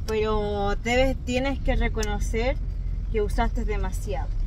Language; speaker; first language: Spanish; native; Spanish